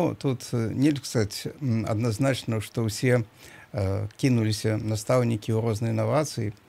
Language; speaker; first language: Belarusian; native; Belarusian